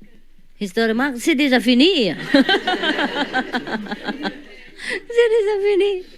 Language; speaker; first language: French; non-native, learner; Vietnamese